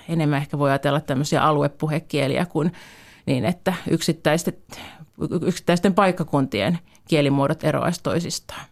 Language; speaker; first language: Finnish; native; Finnish